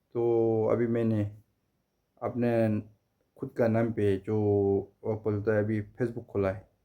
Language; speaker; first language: Hindi; non-native, fluent; Tibetan